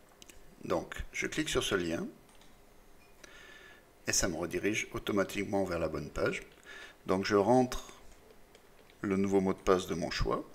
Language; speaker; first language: French; native; French